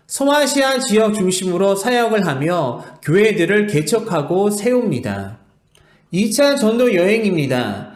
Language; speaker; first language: Korean; native; Korean